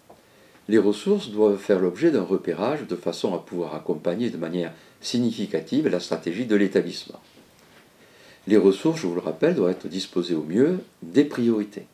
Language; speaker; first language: French; native; French